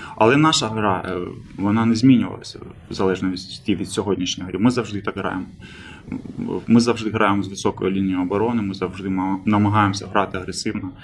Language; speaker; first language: Ukrainian; native; Ukrainian